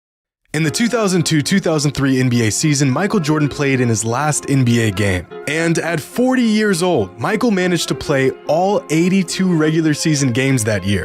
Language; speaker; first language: English; native; English